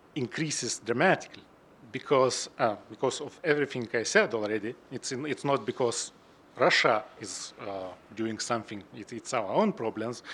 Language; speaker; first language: English; non-native, fluent; Lithuanian